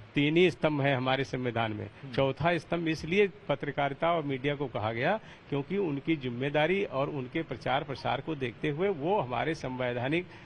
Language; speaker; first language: Hindi; native; Hindi